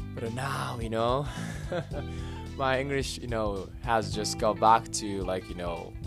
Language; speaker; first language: English; non-native, fluent; Japanese